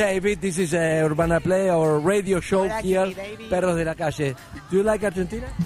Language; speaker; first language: English; non-native, learner; Spanish